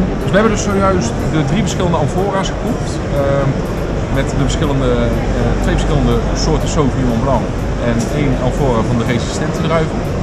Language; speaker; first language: Dutch; native; Dutch